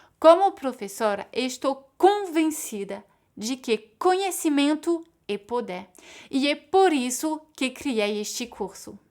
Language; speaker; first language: Portuguese; non-native, fluent; French